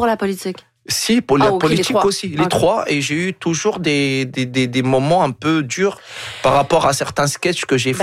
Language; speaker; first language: French; non-native, local second language; Arabic